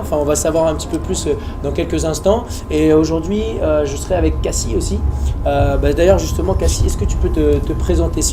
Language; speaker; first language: French; native; French